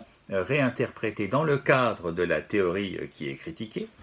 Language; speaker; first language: French; native; French